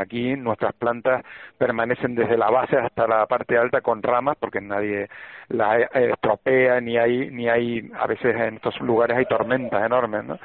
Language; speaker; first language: Spanish; native; Spanish